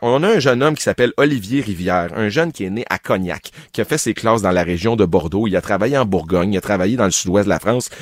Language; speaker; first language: French; native; French